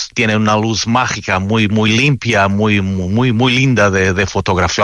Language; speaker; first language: Spanish; non-native, fluent; Portuguese